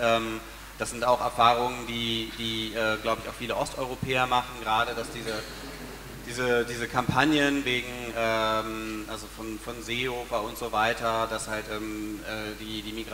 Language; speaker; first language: German; native; German